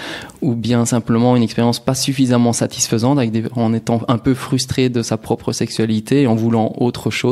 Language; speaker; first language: French; native; French